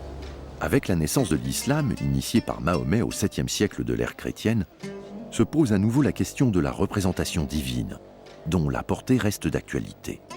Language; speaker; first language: French; native; French